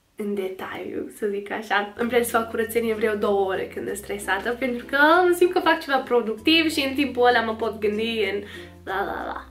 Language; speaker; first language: Romanian; non-native, fluent; English